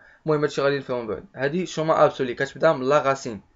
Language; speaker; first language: Arabic; native; Arabic